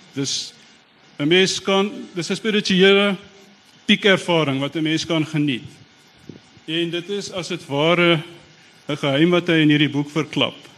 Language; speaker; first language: Afrikaans; native; Afrikaans